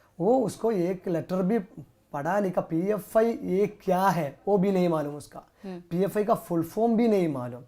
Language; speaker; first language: Hindi; non-native, local second language; Malayalam